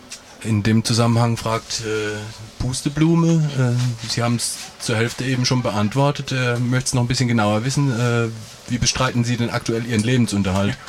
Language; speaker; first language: German; native; German